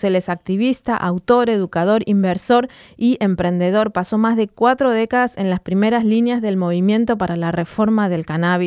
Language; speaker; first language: Spanish; native; Spanish